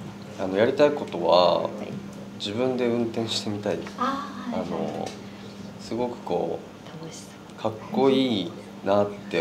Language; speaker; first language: Japanese; native; Japanese